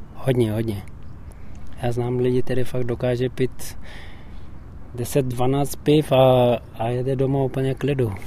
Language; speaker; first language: Czech; non-native, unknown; Tibetan